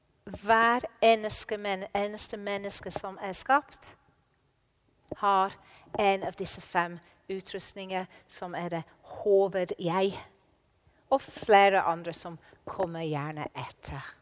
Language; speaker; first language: Norwegian; non-native, fluent; English